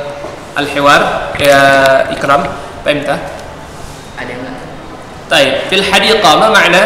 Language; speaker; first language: Arabic; non-native, fluent; Indonesian